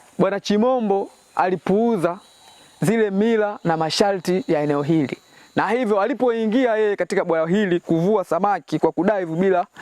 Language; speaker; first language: Swahili; non-native, local second language; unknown